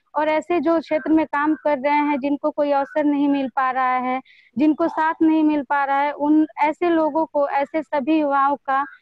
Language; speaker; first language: Hindi; native; Hindi